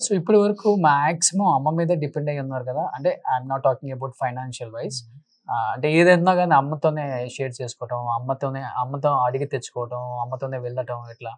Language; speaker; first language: Telugu; native; Telugu